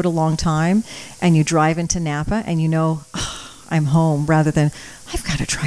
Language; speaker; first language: English; early bilingual, other home language; Croatian